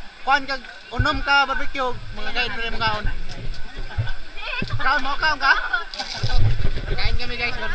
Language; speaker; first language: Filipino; non-native, local second language; Cebuano